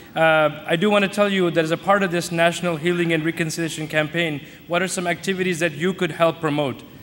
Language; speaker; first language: English; native; English